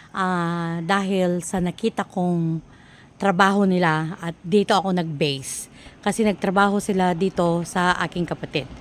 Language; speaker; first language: Filipino; non-native, local second language; Iloko